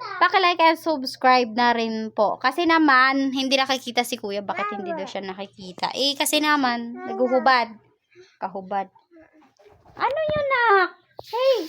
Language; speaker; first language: Filipino; non-native, local second language; Cebuano